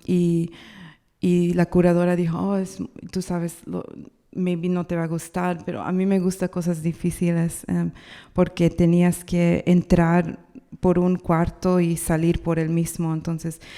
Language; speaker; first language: Spanish; non-native, learner; English